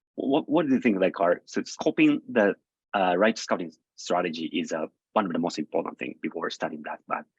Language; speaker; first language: English; non-native, fluent; Japanese